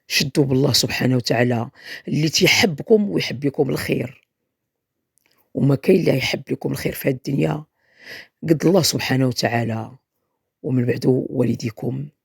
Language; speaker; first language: Arabic; native; Arabic